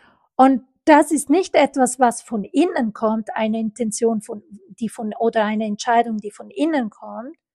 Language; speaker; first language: German; non-native, fluent; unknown